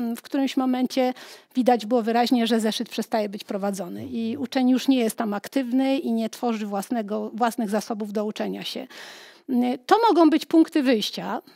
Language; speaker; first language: Polish; native; Polish